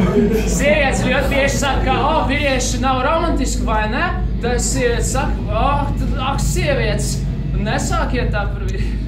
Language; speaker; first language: Latvian; non-native, local second language; Russian